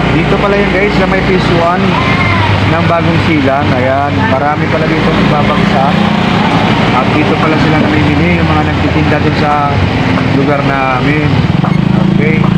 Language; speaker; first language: Filipino; native; Filipino